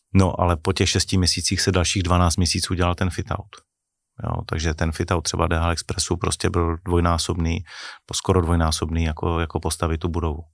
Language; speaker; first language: Czech; native; Czech